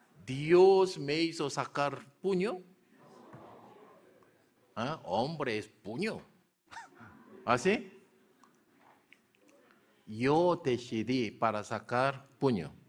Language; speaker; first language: Spanish; non-native, learner; Korean